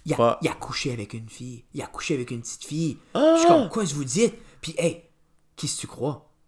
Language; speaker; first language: French; native; French